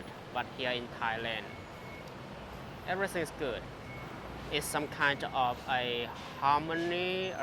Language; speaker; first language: English; non-native, fluent; Chinese